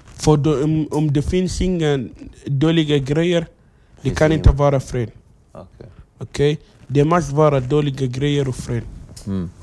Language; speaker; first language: Swedish; non-native, fluent; Arabic